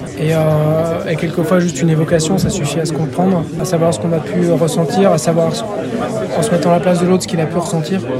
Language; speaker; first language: French; native; French